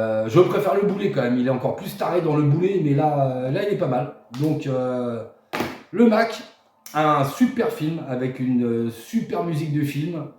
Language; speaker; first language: French; native; French